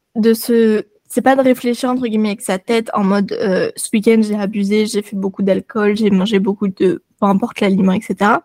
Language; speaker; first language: French; native; French